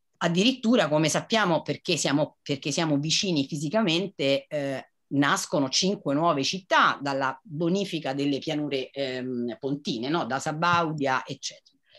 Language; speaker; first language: Italian; native; Italian